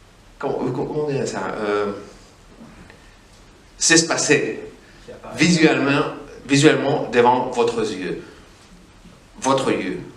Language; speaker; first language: French; non-native, fluent; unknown